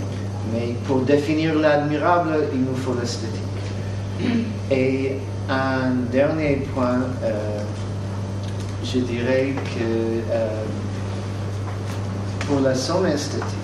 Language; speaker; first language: French; non-native, fluent; English